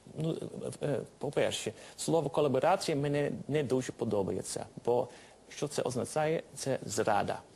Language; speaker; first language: Ukrainian; non-native, fluent; Dutch